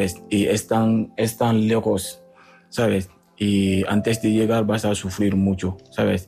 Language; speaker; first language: Spanish; non-native, learner; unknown